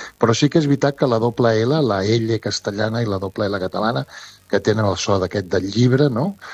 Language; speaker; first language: Catalan; native; Catalan